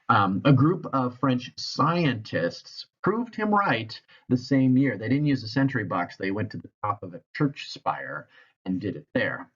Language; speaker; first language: English; native; English